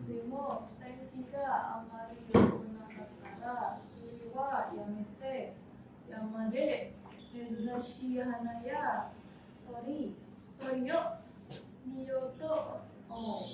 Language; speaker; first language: Japanese; non-native, learner; Indonesian